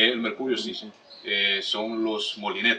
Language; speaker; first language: Spanish; native; Spanish